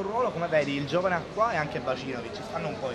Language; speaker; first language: Italian; native; Italian